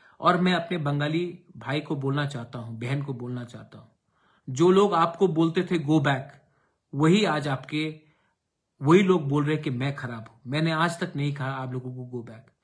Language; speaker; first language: Hindi; non-native, local second language; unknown